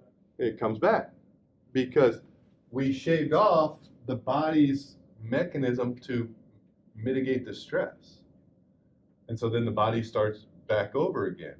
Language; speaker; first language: English; native; English